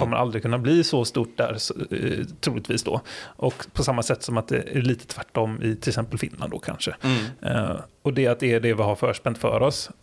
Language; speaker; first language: Swedish; native; Swedish